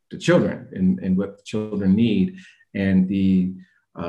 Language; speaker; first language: English; native; English